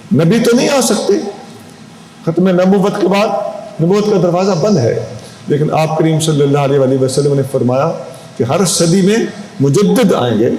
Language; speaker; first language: Urdu; non-native, local second language; Punjabi